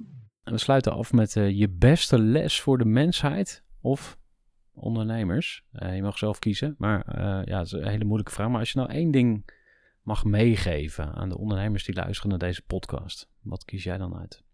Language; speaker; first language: Dutch; native; Dutch